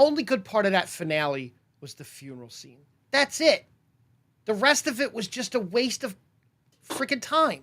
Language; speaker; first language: English; native; English